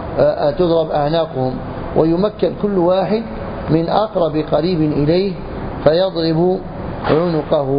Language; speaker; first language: Arabic; native; Arabic